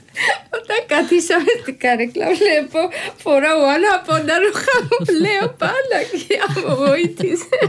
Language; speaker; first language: Greek; non-native, learner; Georgian